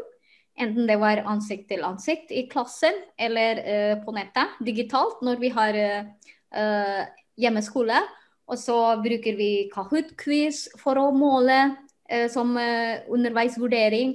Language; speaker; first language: Norwegian; non-native, fluent; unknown